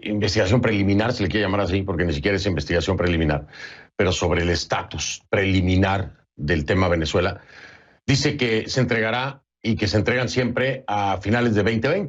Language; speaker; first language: Spanish; native; Spanish